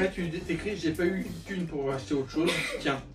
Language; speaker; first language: French; native; French